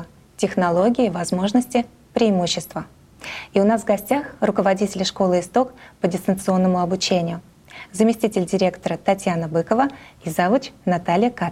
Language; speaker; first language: Russian; native; Russian